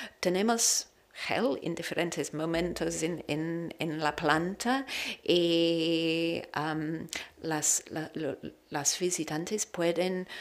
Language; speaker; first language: Spanish; non-native, learner; English